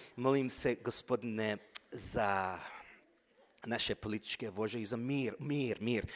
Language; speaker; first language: Croatian; early bilingual, heritage; Croatian